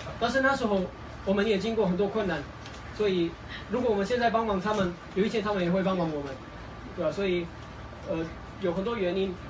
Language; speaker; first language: Chinese; non-native, fluent; Kurdish